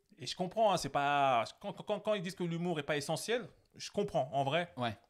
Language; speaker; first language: French; native; French